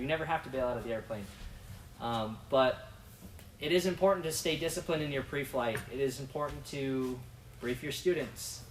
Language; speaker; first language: English; native; English